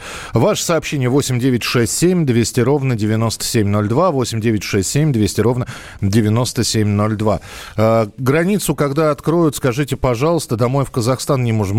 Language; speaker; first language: Russian; native; Russian